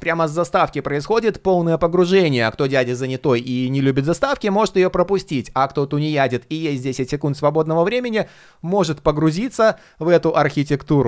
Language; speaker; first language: Russian; native; Russian